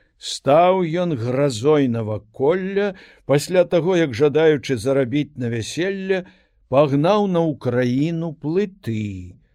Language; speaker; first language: Belarusian; native; Belarusian